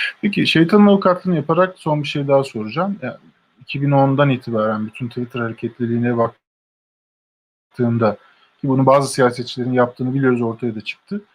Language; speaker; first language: Turkish; native; Turkish